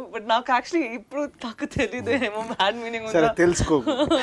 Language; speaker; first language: Telugu; non-native, learner; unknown